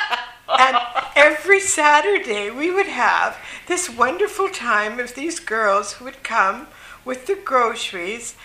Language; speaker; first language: English; native; English